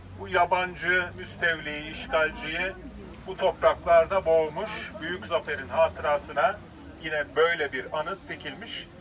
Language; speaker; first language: Turkish; native; Turkish